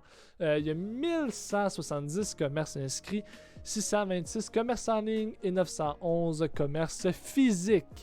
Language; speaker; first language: French; native; French